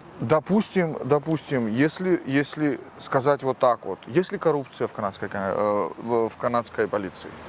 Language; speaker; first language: Russian; non-native, local second language; Georgian